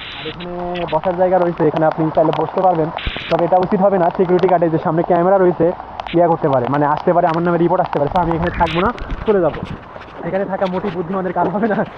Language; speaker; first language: Bangla; native; Bangla